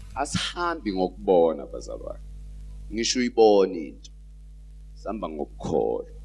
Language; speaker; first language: Zulu; native; Zulu